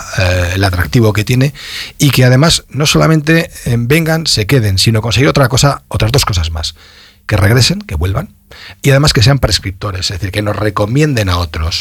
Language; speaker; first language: Spanish; native; Spanish